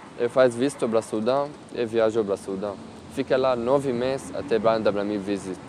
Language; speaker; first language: Portuguese; non-native, learner; Arabic